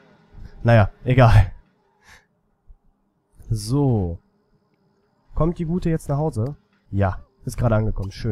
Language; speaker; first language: German; native; German